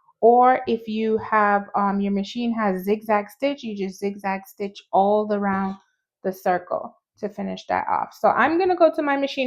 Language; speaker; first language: English; native; English